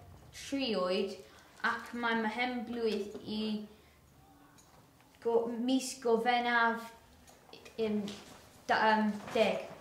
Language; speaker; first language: Welsh; non-native, learner; English